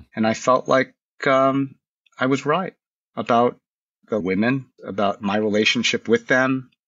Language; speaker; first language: English; early bilingual, other home language; Korean